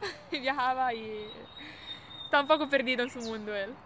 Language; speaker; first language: Spanish; non-native, learner; Italian